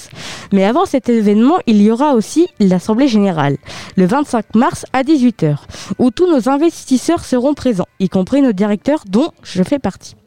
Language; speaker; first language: French; native; French